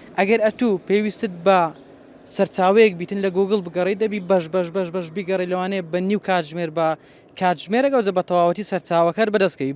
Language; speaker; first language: Central Kurdish; native; Central Kurdish